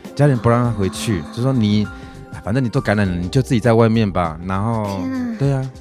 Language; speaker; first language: Chinese; non-native, local second language; Min Nan Chinese